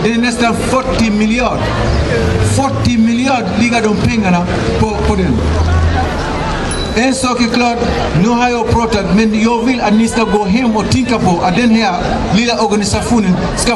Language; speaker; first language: Swedish; non-native, fluent; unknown